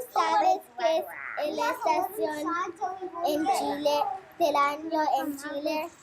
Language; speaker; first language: Spanish; non-native, learner; English